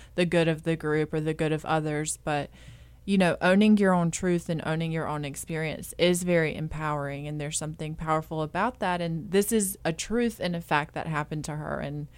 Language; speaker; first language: English; native; English